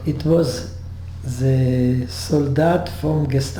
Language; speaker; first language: English; non-native, learner; French